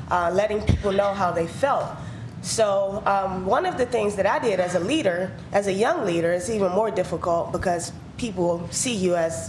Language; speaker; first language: English; native; English